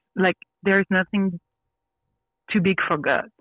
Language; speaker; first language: English; non-native, learner; French